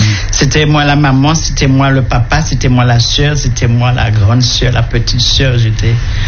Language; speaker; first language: French; native; French